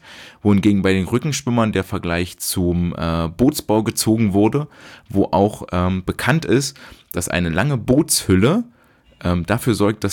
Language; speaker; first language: German; native; German